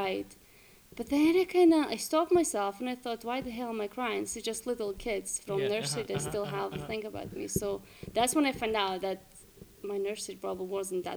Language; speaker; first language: English; non-native, fluent; Lithuanian